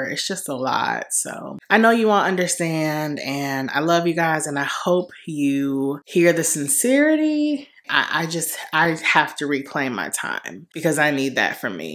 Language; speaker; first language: English; native; English